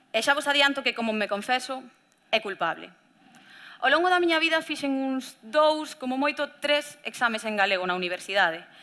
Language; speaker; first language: Galician; native; Galician